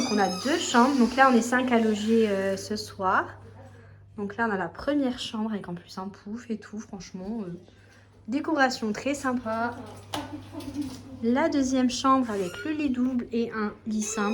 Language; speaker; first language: French; native; French